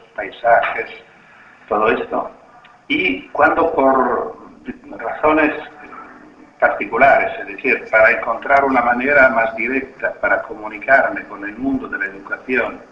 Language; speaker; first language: Spanish; non-native, fluent; Italian